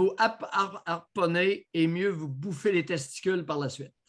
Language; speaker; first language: French; native; French